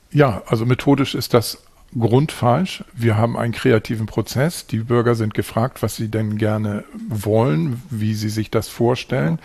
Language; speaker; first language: German; native; German